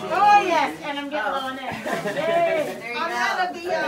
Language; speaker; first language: English; native; English